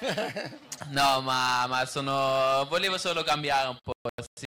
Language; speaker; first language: Italian; non-native, fluent; Dutch